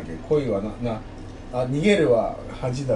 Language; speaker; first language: Japanese; native; Japanese